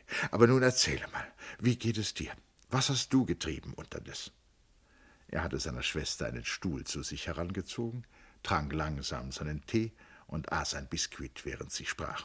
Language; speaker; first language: German; native; German